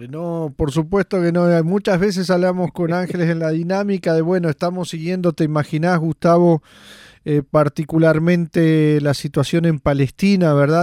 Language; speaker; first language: Spanish; native; Spanish